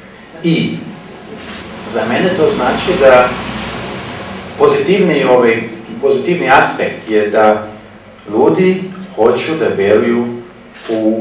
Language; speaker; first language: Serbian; non-native, fluent; German